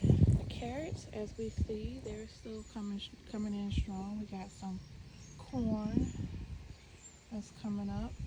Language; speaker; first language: English; native; English